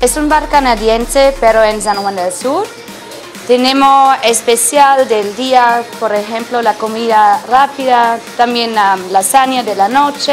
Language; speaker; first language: Spanish; non-native, learner; English